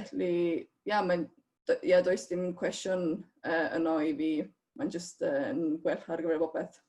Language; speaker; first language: Welsh; non-native, fluent; Estonian